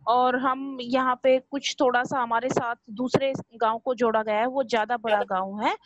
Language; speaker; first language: Hindi; native; Hindi